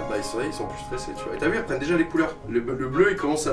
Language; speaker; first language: French; native; French